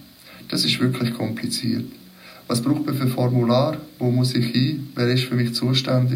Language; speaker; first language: German; native; German